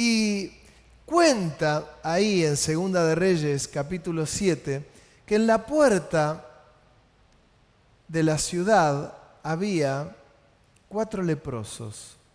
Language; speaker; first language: Spanish; native; Spanish